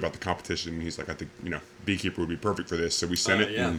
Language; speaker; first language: English; native; English